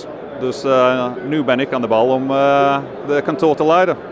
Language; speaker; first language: Dutch; non-native, fluent; English